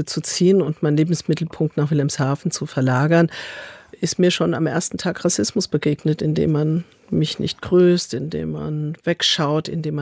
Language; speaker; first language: German; native; German